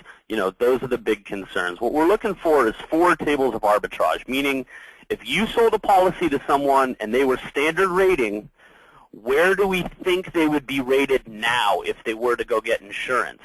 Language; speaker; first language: English; native; English